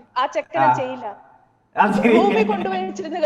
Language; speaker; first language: Malayalam; early bilingual, heritage; Malayalam